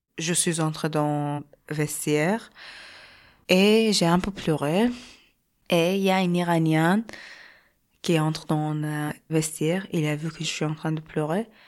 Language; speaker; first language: French; non-native, learner; Persian